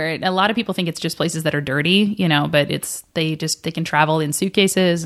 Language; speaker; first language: English; native; English